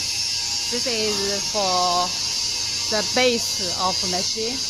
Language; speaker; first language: English; non-native, learner; Chinese